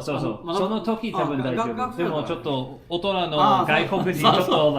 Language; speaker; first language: Japanese; non-native, learner; English